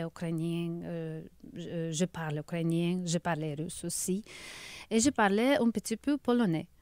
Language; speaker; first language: French; non-native, learner; Ukrainian